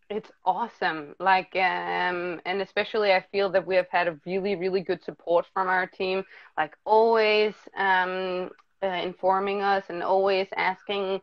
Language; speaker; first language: English; non-native, fluent; Danish